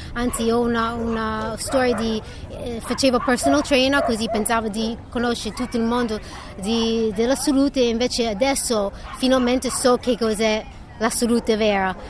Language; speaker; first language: Italian; non-native, fluent; English